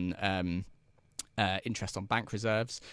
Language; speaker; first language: English; native; English